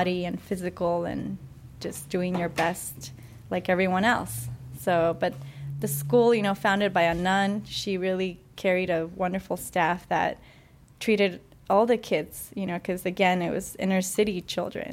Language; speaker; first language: English; early bilingual, other home language; Spanish